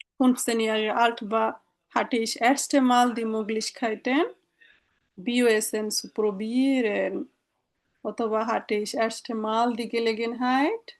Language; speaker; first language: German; non-native, fluent; Bangla